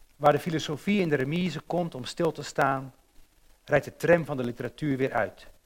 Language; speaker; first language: Dutch; native; Dutch